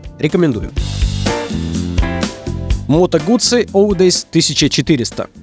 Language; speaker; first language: Russian; native; Russian